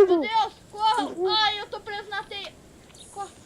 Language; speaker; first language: Portuguese; native; Portuguese